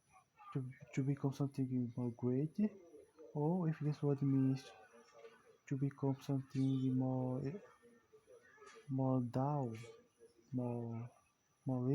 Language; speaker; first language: English; non-native, learner; Portuguese